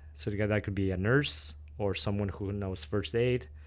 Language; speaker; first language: English; non-native, fluent; Spanish